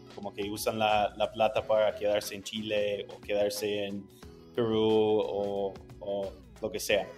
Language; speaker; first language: Spanish; non-native, fluent; English